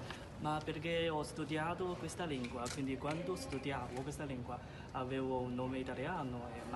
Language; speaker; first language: Italian; non-native, fluent; Chinese